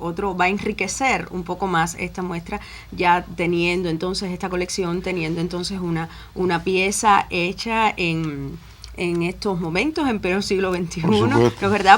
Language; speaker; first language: Spanish; native; Spanish